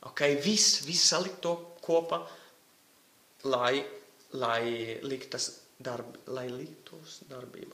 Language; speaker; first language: Latvian; non-native, fluent; Italian